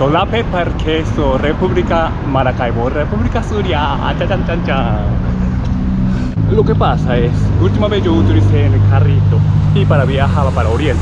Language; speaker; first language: Spanish; non-native, learner; Japanese